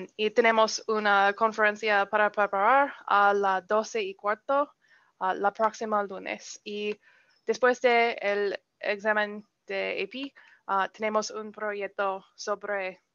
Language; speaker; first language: Spanish; non-native, learner; English